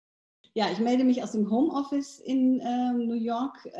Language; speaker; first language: German; native; German